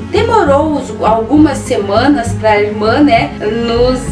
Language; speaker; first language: Portuguese; native; Portuguese